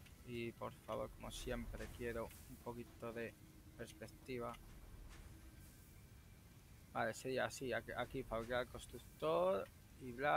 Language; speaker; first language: Spanish; native; Spanish